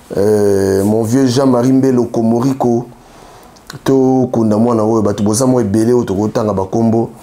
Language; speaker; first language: Lingala; native; Lingala